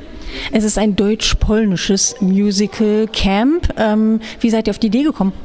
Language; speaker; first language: German; native; German